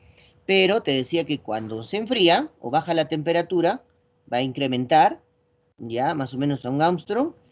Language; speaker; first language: Spanish; native; Spanish